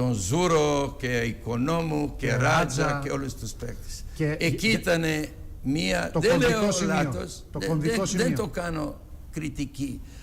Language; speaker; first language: Greek; non-native, fluent; Serbian